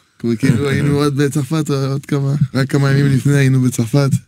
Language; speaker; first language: Hebrew; non-native, fluent; French